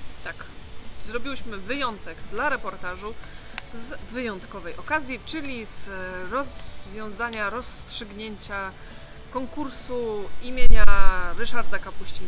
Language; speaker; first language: Polish; native; Polish